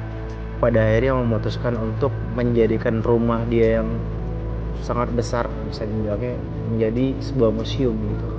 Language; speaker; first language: Indonesian; native; Indonesian